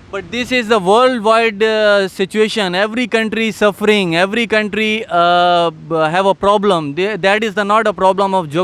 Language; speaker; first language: English; non-native, learner; Urdu